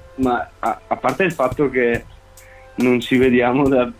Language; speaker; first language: Italian; native; Italian